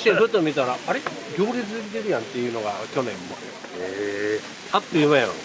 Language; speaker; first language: Japanese; native; Japanese